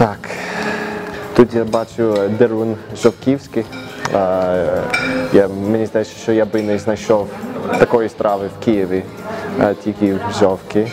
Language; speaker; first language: Ukrainian; early bilingual, heritage; Ukrainian